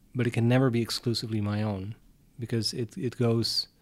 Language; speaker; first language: English; non-native, fluent; Dutch